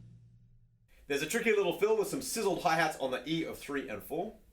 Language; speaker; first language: English; native; English